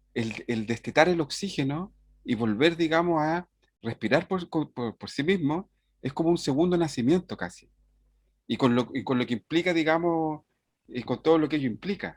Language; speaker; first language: Spanish; native; Spanish